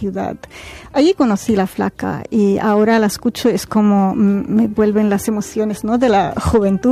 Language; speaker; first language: Spanish; non-native, fluent; Arabic